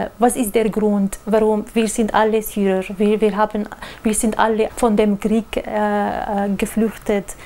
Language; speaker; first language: German; non-native, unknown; Arabic